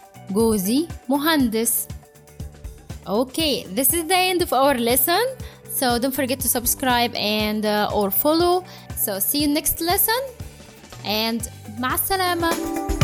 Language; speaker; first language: English; non-native, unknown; Arabic